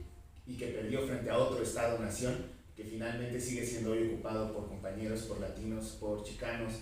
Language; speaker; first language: Spanish; native; Spanish